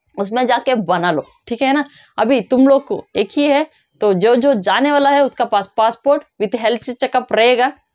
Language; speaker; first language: Hindi; non-native, local second language; Kannada